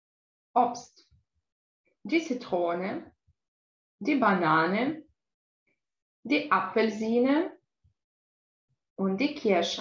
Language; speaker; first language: German; non-native, fluent; Russian